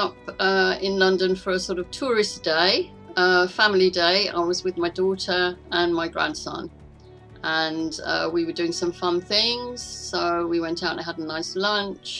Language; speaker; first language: English; native; English